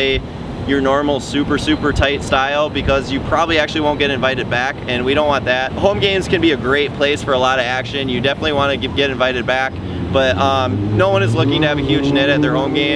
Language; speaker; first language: English; native; English